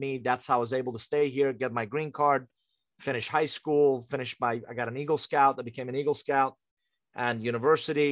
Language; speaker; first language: English; early bilingual, other home language; Persian